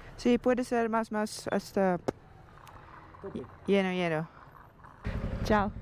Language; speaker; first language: Spanish; non-native, learner; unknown